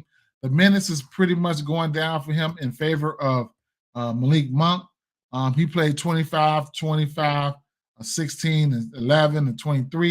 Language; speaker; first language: English; native; English